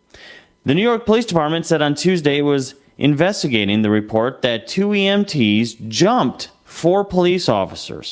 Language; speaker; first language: English; native; English